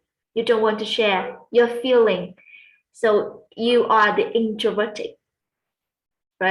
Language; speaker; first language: English; non-native, fluent; Vietnamese